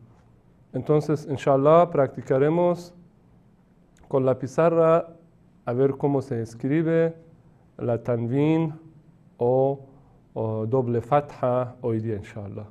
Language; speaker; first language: Spanish; non-native, fluent; Persian